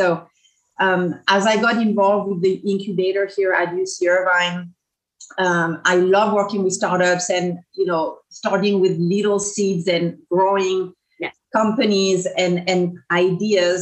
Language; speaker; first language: English; non-native, fluent; French